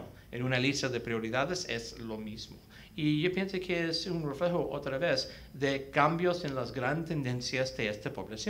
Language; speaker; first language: Spanish; early bilingual, heritage; Spanish